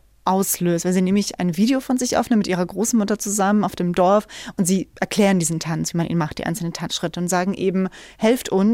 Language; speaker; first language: German; native; German